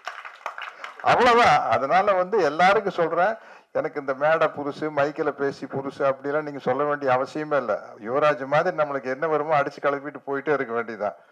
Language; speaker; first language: Tamil; native; Tamil